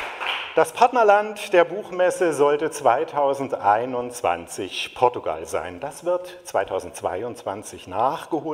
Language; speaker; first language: German; native; German